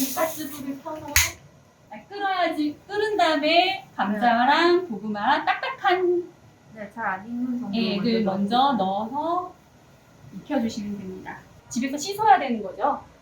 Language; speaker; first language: Korean; early bilingual, heritage; Korean